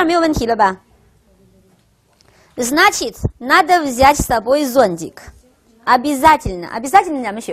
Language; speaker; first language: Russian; non-native, fluent; Chinese